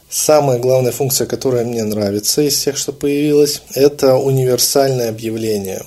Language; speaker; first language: Russian; native; Russian